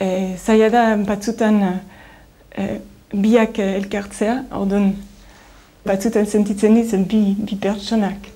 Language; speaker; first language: Basque; non-native, learner; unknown